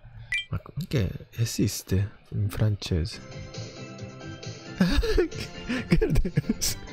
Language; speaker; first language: Italian; non-native, learner; Japanese